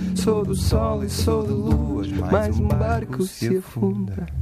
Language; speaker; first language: Catalan; non-native, learner; Portuguese